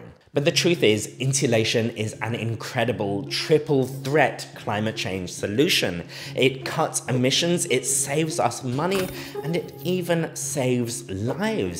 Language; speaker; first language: English; native; English